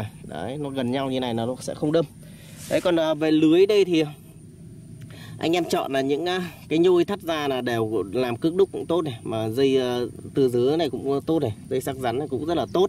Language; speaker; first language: Vietnamese; native; Vietnamese